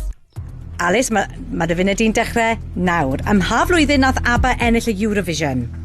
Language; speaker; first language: Welsh; native; Welsh